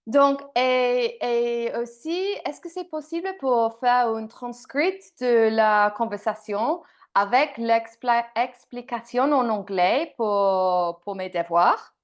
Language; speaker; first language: French; non-native, learner; English